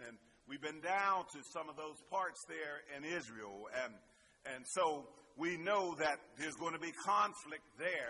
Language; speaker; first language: English; native; English